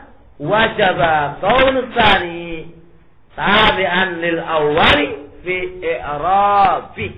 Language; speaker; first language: Arabic; non-native, fluent; Indonesian